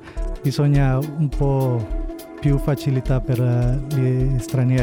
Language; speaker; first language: Italian; non-native, learner; Spanish